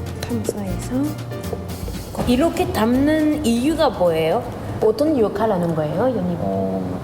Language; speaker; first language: Korean; non-native, fluent; French